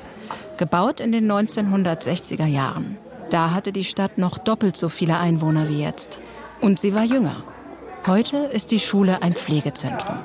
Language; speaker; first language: German; native; German